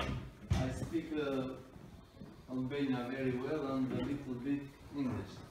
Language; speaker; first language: English; non-native, learner; Albanian